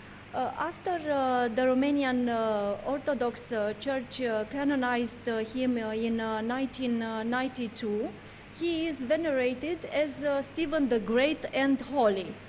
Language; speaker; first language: English; non-native, learner; Romanian